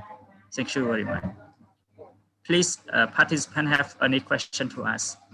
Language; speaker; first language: English; non-native, fluent; Khmer